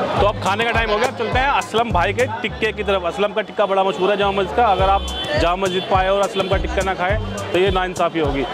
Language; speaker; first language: Hindi; native; Hindi